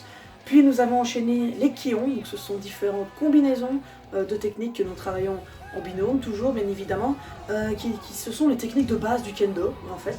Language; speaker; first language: French; native; French